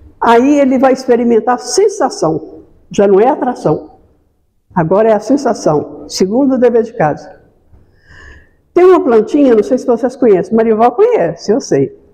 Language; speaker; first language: Portuguese; native; Portuguese